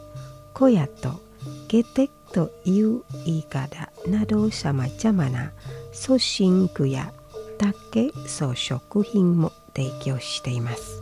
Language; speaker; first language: Japanese; non-native, fluent; Indonesian